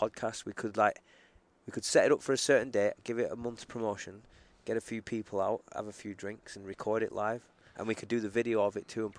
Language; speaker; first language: English; native; English